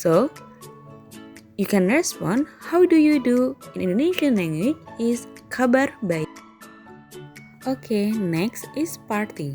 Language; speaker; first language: English; non-native, learner; Indonesian